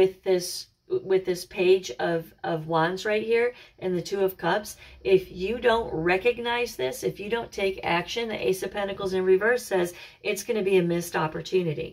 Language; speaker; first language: English; native; English